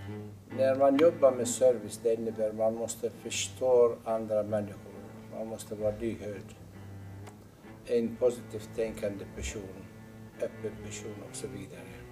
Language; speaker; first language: Swedish; non-native, fluent; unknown